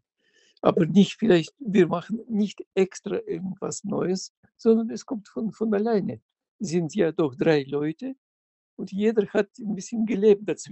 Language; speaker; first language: German; non-native, fluent; Russian